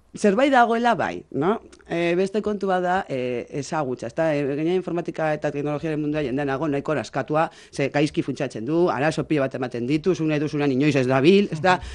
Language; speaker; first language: Basque; non-native, local second language; Spanish